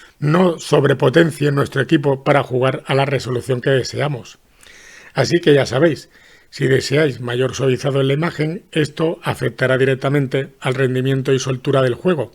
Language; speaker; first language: Spanish; native; Spanish